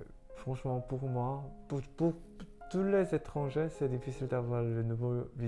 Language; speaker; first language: French; non-native, learner; Korean